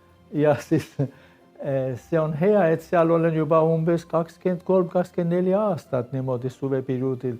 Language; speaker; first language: Estonian; non-native, learner; Armenian